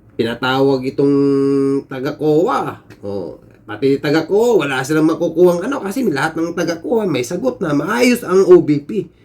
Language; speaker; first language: Filipino; native; Filipino